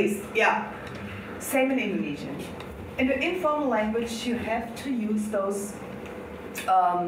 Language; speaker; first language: English; non-native, fluent; German